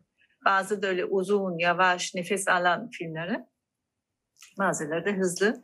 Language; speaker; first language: Turkish; non-native, fluent; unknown